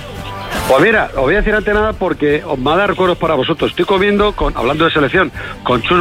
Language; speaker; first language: Spanish; native; Spanish